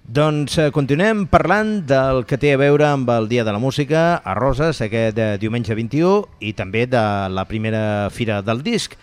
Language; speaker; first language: Catalan; native; Catalan